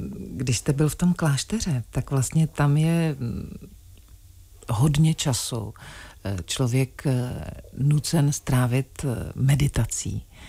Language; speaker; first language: Czech; native; Czech